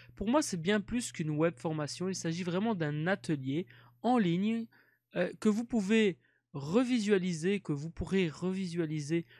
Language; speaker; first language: French; native; French